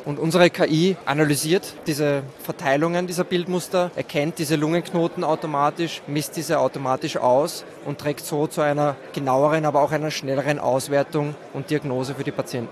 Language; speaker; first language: German; native; German